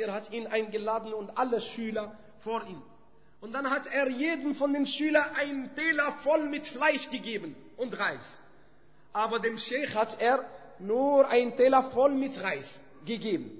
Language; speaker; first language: German; non-native, fluent; Arabic